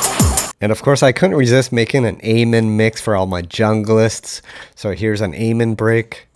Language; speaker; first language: English; native; English